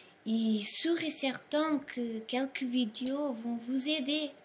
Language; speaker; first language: French; non-native, learner; Portuguese